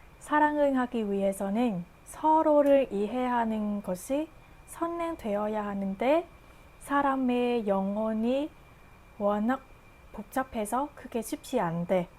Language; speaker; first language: Korean; non-native, learner; Vietnamese